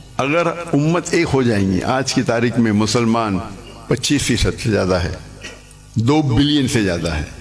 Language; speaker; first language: Urdu; non-native, local second language; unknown